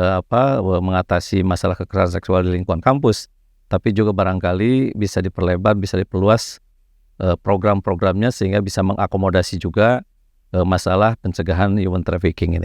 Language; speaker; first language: Indonesian; native; Indonesian